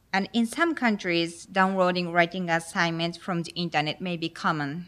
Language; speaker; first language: English; non-native, fluent; Japanese